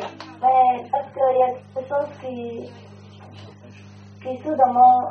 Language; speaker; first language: French; non-native, learner; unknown